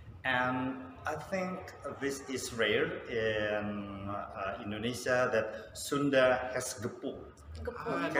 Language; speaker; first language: English; non-native, fluent; Sundanese